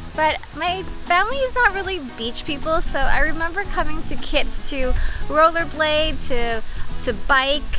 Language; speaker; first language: English; native; English